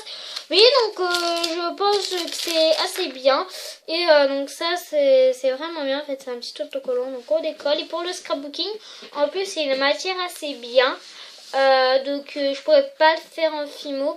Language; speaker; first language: French; native; French